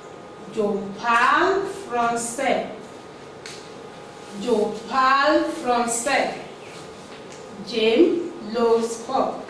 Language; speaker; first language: French; non-native, fluent; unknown